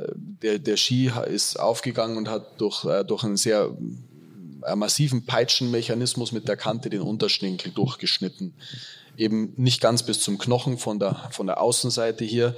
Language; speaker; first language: German; native; German